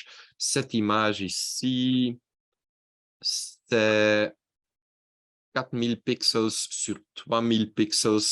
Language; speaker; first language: French; non-native, local second language; Dutch